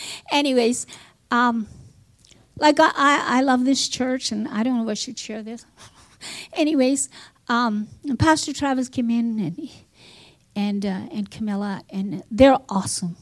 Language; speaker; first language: English; native; English